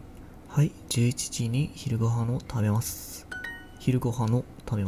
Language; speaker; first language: Japanese; non-native, learner; English